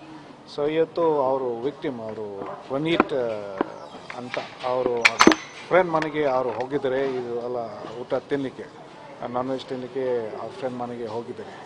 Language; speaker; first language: Kannada; non-native, fluent; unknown